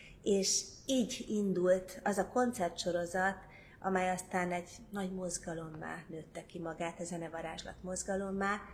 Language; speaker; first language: Hungarian; native; Hungarian